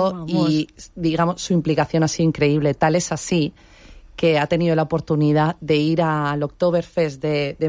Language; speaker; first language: Spanish; native; Spanish